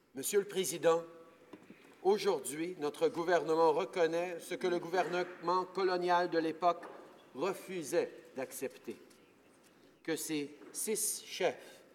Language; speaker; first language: French; early bilingual, heritage; French